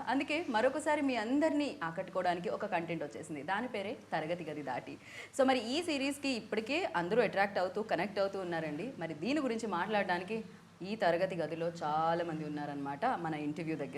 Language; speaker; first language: Telugu; native; Telugu